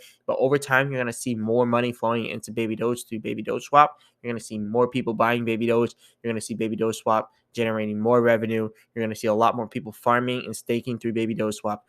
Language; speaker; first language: English; native; English